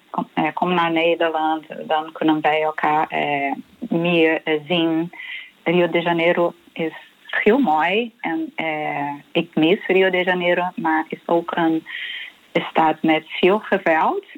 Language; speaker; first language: Dutch; non-native, fluent; Portuguese